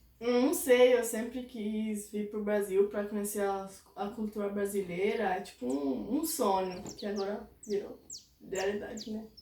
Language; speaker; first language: Portuguese; non-native, fluent; Italian